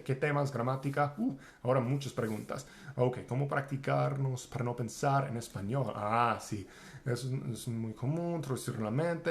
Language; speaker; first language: Spanish; non-native, fluent; English